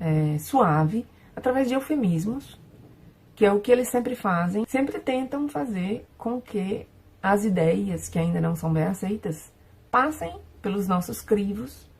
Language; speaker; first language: Portuguese; non-native, fluent; Spanish